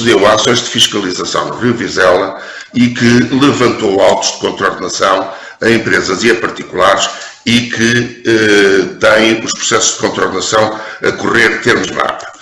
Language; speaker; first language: Portuguese; native; Portuguese